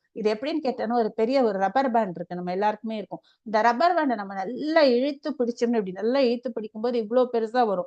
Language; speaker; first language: Tamil; native; Tamil